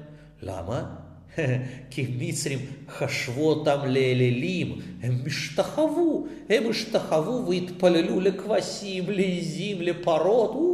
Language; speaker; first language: Hebrew; non-native, fluent; Russian